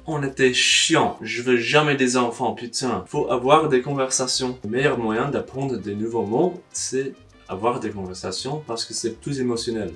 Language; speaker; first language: French; non-native, learner; English